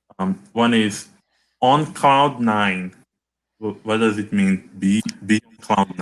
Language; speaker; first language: English; non-native, learner; Portuguese